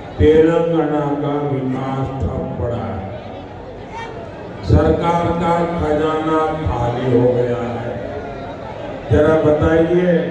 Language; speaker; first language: Hindi; non-native, local second language; Gujarati